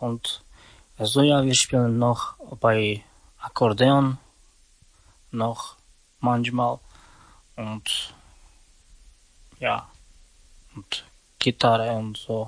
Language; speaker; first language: German; non-native, learner; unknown